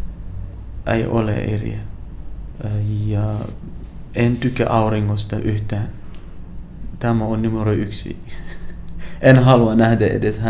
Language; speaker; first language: Finnish; non-native, learner; Arabic